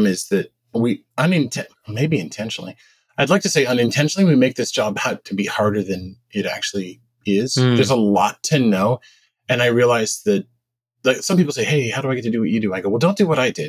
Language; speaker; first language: English; native; English